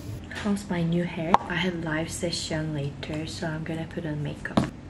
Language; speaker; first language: English; non-native, fluent; Korean